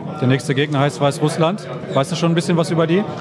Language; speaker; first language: German; native; German